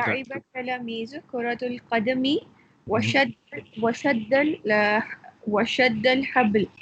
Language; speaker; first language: Arabic; non-native, learner; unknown